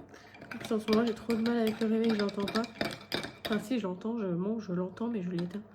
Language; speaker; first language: French; native; French